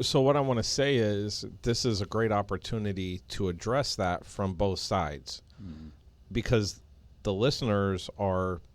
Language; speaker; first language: English; native; English